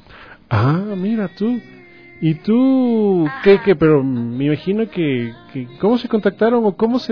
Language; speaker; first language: Spanish; native; Spanish